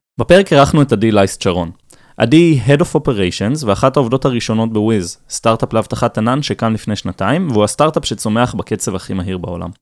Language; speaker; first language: Hebrew; native; Hebrew